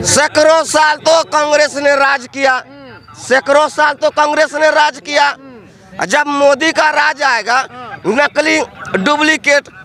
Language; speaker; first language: Hindi; native; Hindi